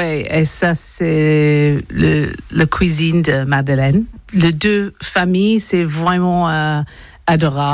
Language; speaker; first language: French; non-native, learner; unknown